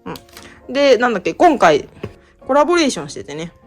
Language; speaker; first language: Japanese; native; Japanese